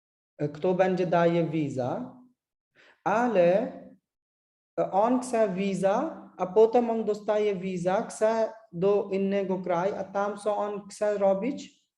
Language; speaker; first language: Polish; non-native, learner; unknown